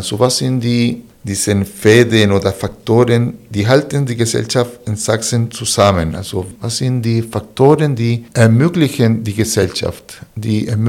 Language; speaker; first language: German; non-native, fluent; Spanish